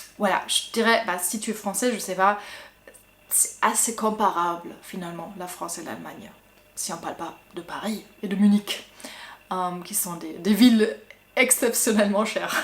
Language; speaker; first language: French; non-native, fluent; German